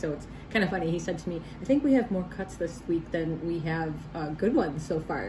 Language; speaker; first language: English; native; English